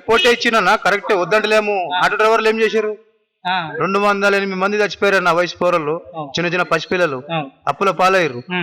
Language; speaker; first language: Telugu; native; Telugu